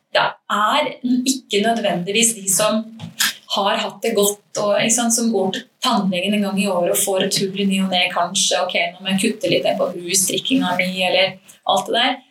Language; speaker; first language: Norwegian; native; Norwegian